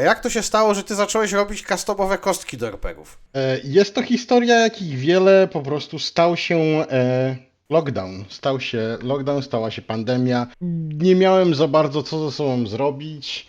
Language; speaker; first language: Polish; native; Polish